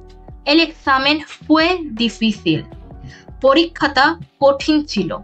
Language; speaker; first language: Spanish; non-native, fluent; Bangla